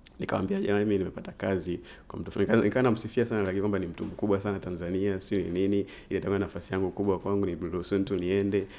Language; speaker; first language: Swahili; native; Swahili